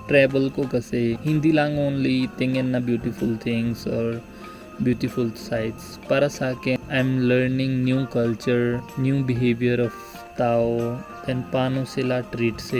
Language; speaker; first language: Filipino; non-native, learner; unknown